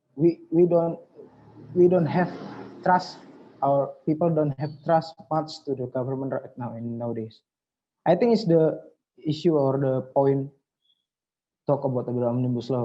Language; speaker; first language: English; non-native, learner; Indonesian